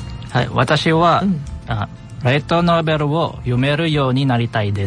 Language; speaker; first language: Japanese; non-native, learner; Bikol